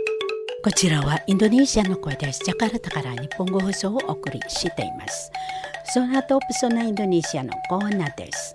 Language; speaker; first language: Japanese; non-native, learner; Indonesian